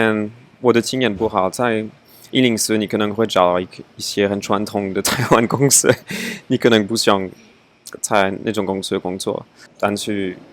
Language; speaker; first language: Chinese; non-native, fluent; French